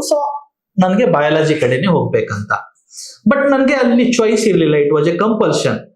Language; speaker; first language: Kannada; non-native, local second language; Marathi